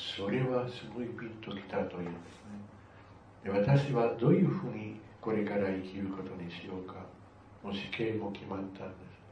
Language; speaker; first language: Japanese; non-native, fluent; Spanish